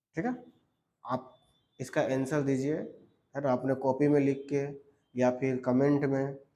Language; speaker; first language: Hindi; native; Hindi